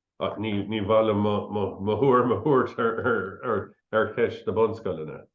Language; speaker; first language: Irish; non-native, local second language; English